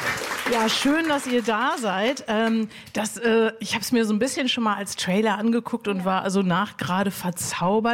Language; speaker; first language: German; native; German